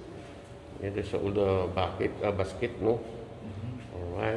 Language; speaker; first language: English; non-native, learner; Filipino